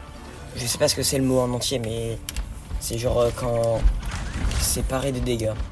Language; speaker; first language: French; native; French